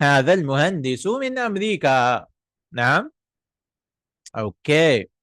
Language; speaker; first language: Arabic; non-native, fluent; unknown